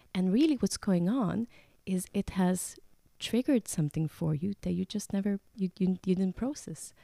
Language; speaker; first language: English; non-native, fluent; Croatian